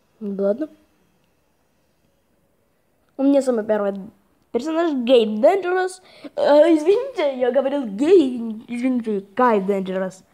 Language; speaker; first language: Russian; non-native, fluent; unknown